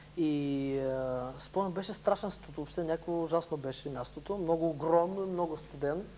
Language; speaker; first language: Bulgarian; early bilingual, heritage; Bulgarian